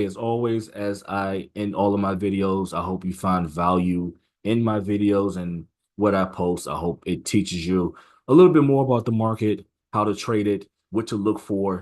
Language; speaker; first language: English; native; English